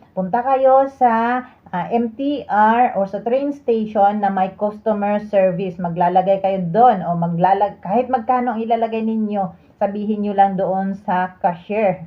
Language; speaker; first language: Filipino; native; Filipino